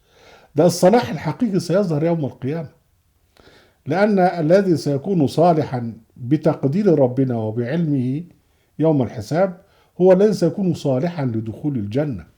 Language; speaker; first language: Arabic; native; Arabic